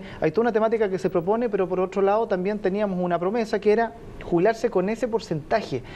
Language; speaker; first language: Spanish; native; Spanish